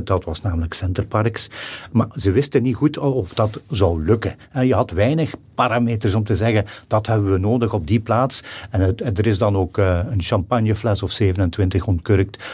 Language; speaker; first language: Dutch; native; Dutch